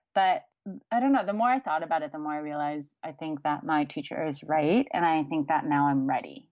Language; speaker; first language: English; native; English